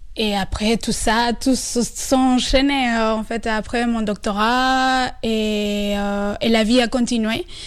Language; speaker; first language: French; non-native, fluent; Spanish